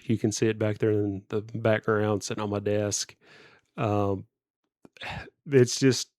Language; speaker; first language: English; native; English